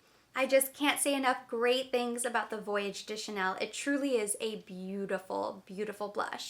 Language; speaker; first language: English; native; English